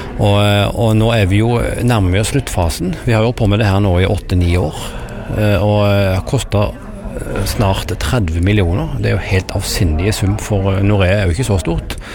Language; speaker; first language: Norwegian; native; Norwegian